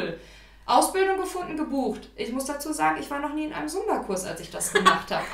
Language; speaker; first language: German; native; German